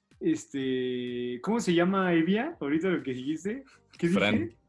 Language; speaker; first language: Spanish; native; Spanish